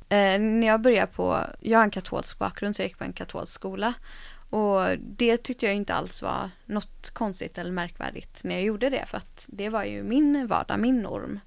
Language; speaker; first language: Swedish; native; Swedish